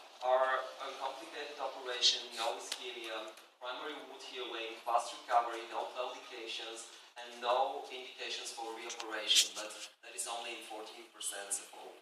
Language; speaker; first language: English; non-native, fluent; Bulgarian